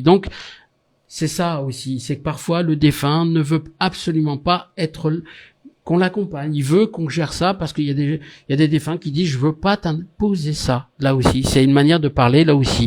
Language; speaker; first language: French; native; French